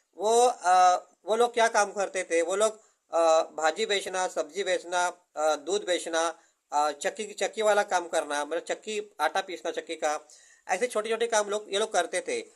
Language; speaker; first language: Hindi; non-native, local second language; Marathi